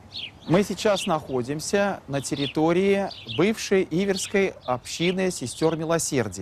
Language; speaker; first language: Russian; native; Russian